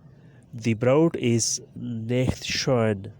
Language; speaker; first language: German; non-native, learner; Urdu